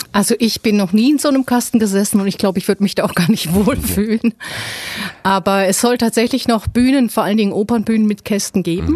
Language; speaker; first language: German; native; German